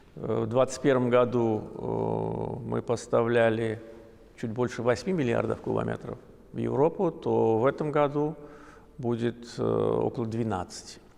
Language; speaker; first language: Russian; non-native, local second language; Azerbaijani